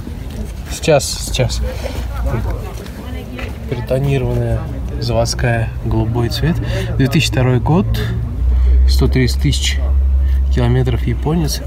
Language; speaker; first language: Russian; native; Russian